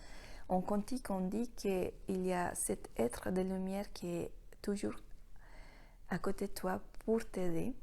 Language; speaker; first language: French; non-native, fluent; Spanish